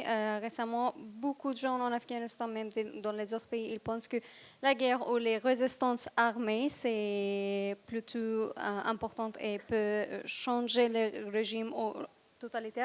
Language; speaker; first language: French; non-native, fluent; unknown